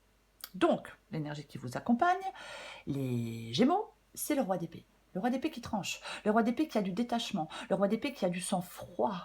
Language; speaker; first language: French; native; French